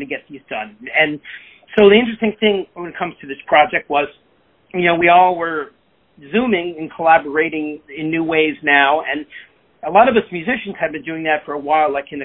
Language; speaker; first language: English; native; English